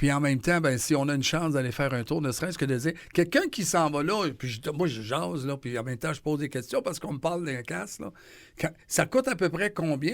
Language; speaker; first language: French; native; French